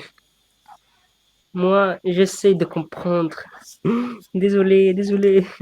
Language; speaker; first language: French; non-native, learner; Arabic